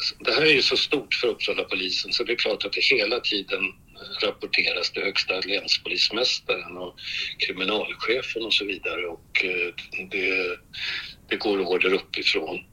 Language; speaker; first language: Swedish; native; Swedish